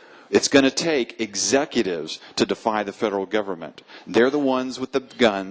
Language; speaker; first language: English; native; English